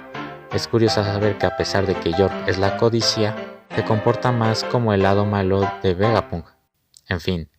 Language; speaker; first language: Spanish; native; Spanish